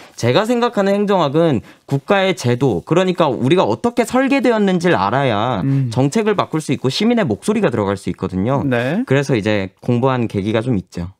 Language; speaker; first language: Korean; native; Korean